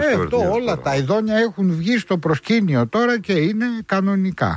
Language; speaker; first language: Greek; native; Greek